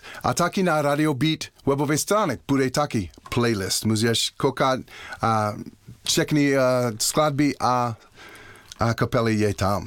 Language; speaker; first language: Czech; non-native, learner; English